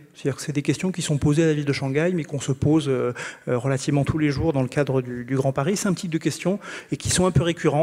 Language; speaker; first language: French; native; French